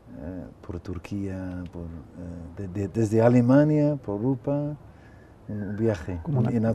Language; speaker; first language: Spanish; non-native, fluent; English